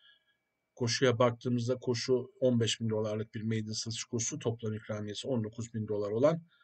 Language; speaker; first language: Turkish; native; Turkish